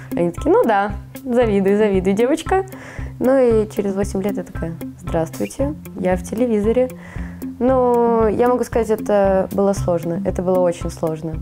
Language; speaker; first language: Russian; native; Russian